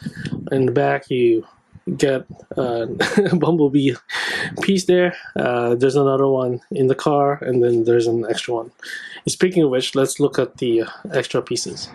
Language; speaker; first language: English; native; English